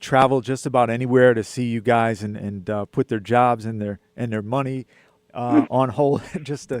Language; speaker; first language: English; native; English